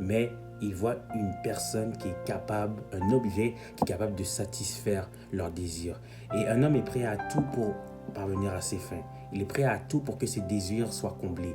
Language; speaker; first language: French; native; French